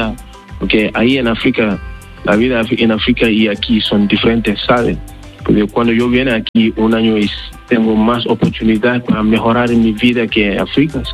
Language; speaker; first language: Spanish; non-native, learner; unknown